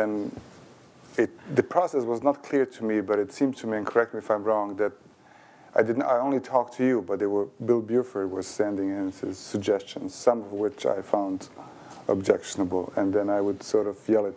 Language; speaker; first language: English; non-native, fluent; Bosnian